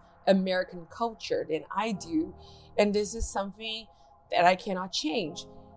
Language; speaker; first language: English; non-native, fluent; Portuguese